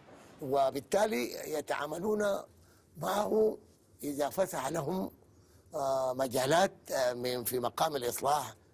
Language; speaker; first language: Arabic; native; Arabic